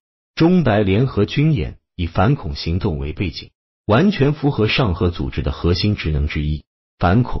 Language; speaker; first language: Chinese; native; Chinese